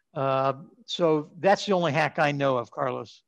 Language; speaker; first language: English; native; English